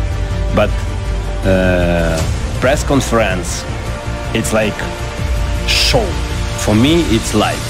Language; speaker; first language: English; non-native, learner; Ukrainian